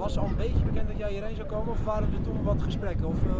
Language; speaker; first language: Dutch; native; Dutch